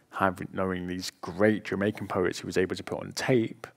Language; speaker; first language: English; native; English